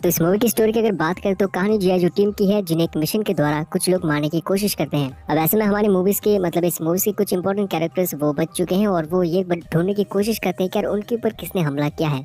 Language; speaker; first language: Hindi; native; Hindi